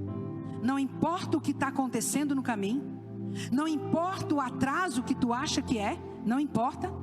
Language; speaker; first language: Portuguese; native; Portuguese